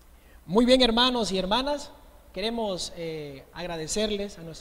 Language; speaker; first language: Spanish; native; Spanish